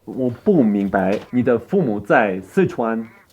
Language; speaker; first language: Chinese; non-native, learner; Polish